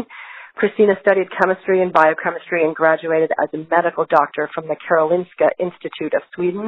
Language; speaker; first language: English; native; English